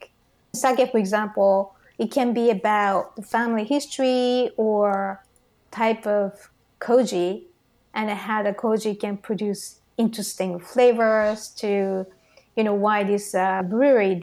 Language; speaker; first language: English; non-native, fluent; Japanese